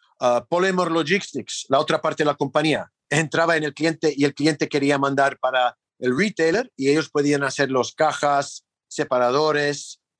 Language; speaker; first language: Spanish; non-native, fluent; English